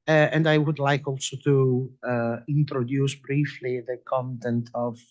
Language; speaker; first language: English; non-native, fluent; Italian